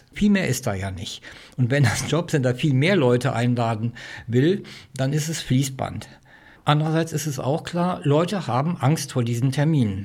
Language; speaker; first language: German; native; German